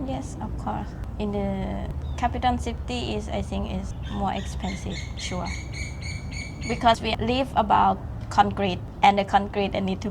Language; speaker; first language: English; non-native, learner; Thai